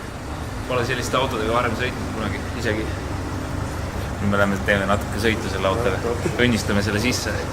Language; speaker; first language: Estonian; native; Estonian